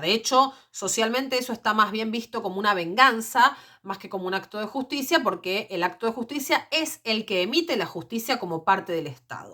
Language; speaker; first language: Spanish; native; Spanish